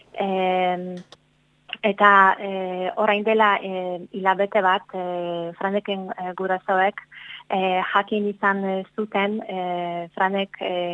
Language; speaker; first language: Basque; non-native, learner; Polish